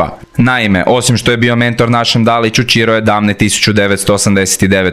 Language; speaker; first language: Croatian; native; Croatian